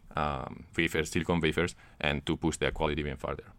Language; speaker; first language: English; non-native, fluent; Italian